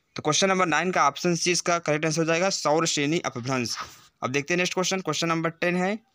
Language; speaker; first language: Hindi; native; Hindi